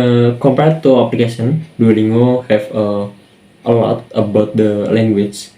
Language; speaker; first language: English; non-native, learner; Indonesian